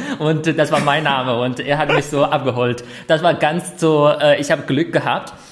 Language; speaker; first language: German; non-native, fluent; Chinese